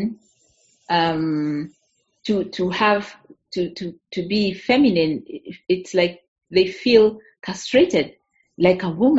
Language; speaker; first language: English; non-native, local second language; Meru